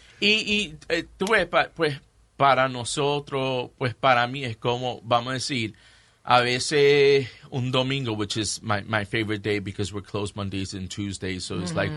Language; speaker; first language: Spanish; early bilingual, heritage; Spanish